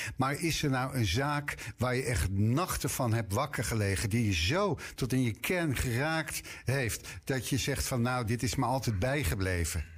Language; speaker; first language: Dutch; native; Dutch